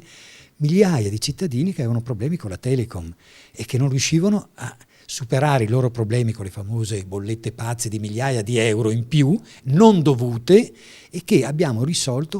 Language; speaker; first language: Italian; native; Italian